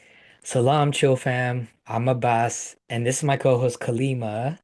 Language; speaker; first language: English; native; English